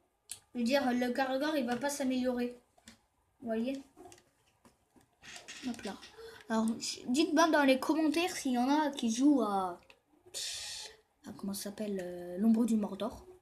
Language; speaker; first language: French; native; French